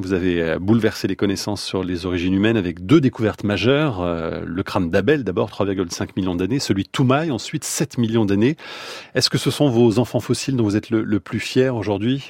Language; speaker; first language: French; native; French